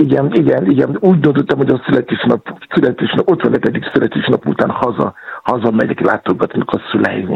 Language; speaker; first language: Hungarian; non-native, fluent; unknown